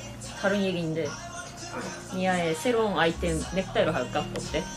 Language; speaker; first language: Korean; non-native, fluent; Japanese